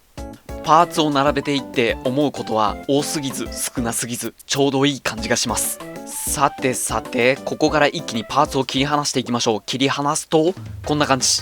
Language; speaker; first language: Japanese; native; Japanese